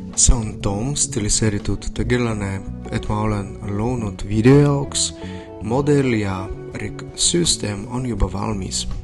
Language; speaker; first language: Estonian; non-native, learner; Belarusian